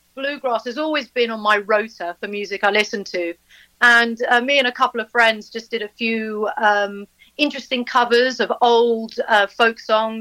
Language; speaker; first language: English; native; English